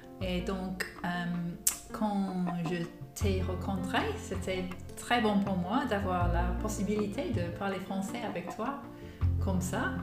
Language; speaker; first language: French; non-native, fluent; English